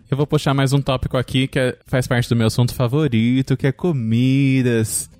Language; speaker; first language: Portuguese; native; Portuguese